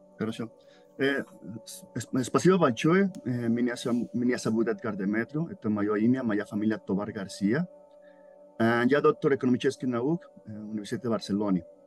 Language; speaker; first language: Russian; non-native, learner; Spanish